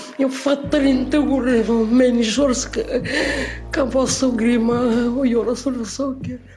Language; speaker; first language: Swedish; non-native, learner; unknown